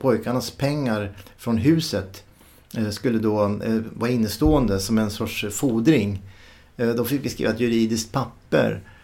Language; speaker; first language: Swedish; native; Swedish